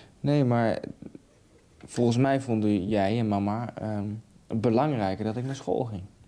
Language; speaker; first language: Dutch; native; Dutch